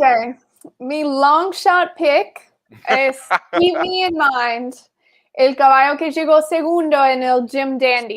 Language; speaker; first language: Spanish; non-native, fluent; English